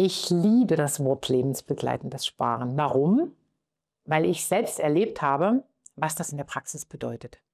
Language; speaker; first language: German; native; German